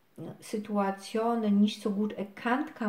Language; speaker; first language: German; non-native, fluent; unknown